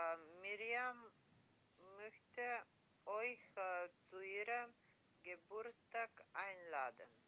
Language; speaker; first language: German; non-native, learner; Macedonian